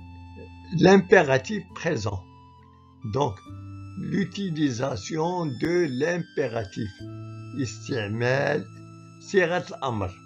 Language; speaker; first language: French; non-native, fluent; Arabic